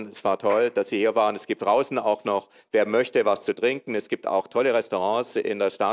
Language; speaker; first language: German; native; German